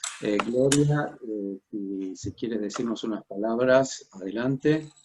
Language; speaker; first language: Spanish; native; Spanish